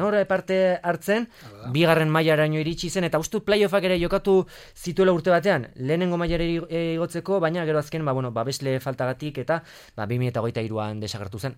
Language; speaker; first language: Basque; native; Basque